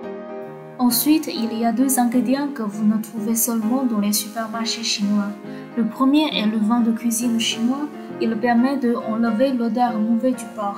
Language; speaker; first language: French; non-native, fluent; Chinese